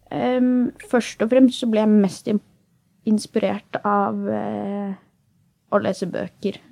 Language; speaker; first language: Norwegian; native; Norwegian